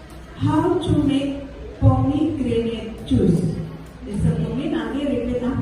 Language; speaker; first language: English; non-native, learner; Indonesian